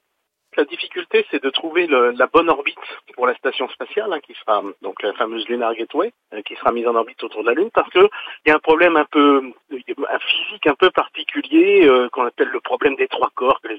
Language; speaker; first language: French; native; French